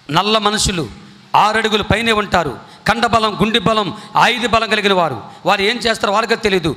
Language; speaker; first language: Telugu; non-native, local second language; Koya